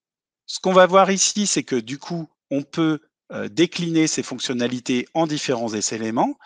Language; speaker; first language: French; native; French